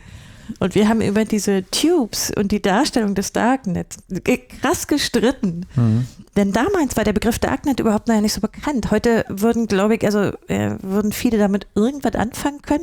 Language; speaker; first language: German; native; German